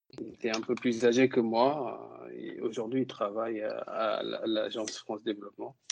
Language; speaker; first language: French; non-native, local second language; Wolof